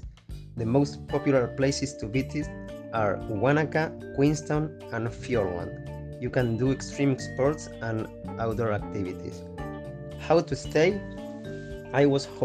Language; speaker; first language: English; non-native, fluent; Spanish